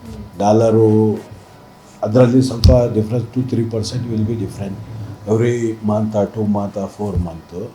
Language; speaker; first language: Kannada; non-native, local second language; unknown